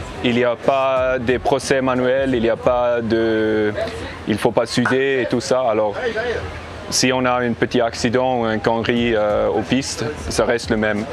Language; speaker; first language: French; non-native, learner; English